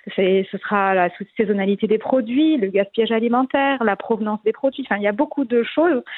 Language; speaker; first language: French; non-native, local second language; Arabic